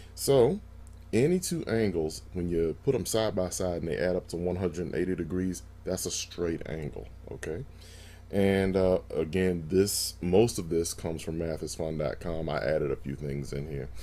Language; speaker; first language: English; native; English